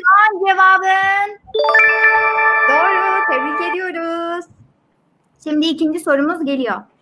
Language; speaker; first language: Turkish; native; Turkish